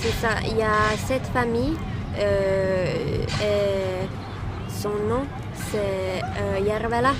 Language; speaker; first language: French; non-native, learner; Finnish